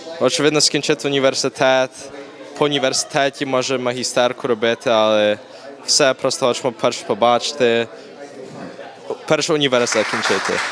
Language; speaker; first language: Ukrainian; early bilingual, heritage; Ukrainian